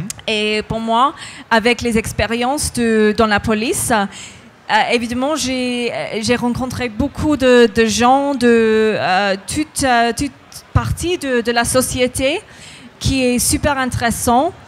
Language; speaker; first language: French; non-native, fluent; English